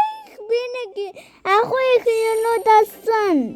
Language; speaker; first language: Mongolian; early bilingual, heritage; Mongolian